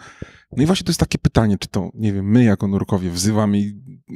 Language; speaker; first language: Polish; native; Polish